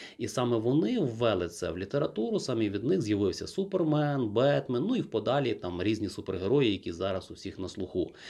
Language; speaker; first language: Ukrainian; native; Ukrainian